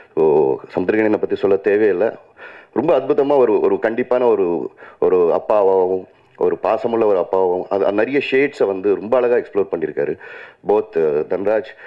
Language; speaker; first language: Tamil; native; Tamil